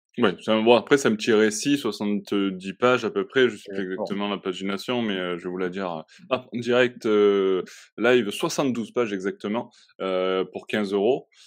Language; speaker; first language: French; native; French